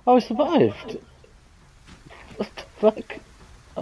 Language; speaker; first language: English; native; English